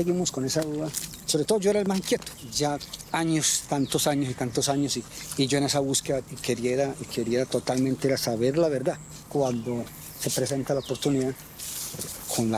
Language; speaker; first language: Spanish; native; Spanish